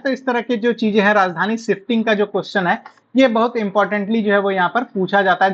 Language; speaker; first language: Hindi; native; Hindi